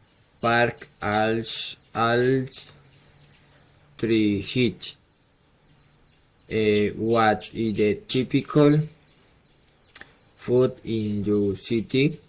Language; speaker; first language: English; non-native, learner; Spanish